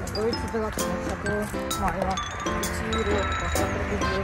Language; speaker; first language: Japanese; non-native, learner; German